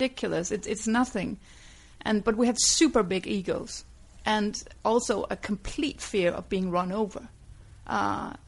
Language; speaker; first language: English; non-native, fluent; Danish